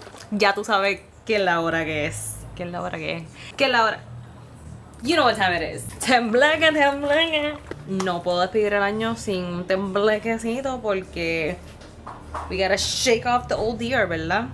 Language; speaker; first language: Spanish; native; Spanish